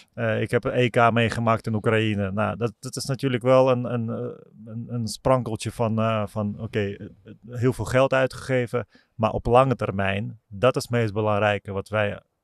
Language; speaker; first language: Dutch; non-native, fluent; Russian